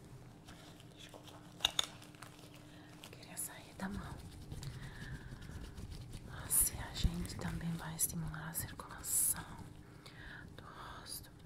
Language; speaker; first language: Portuguese; non-native, fluent; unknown